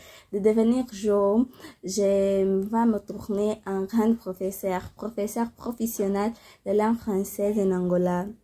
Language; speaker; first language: French; non-native, learner; Portuguese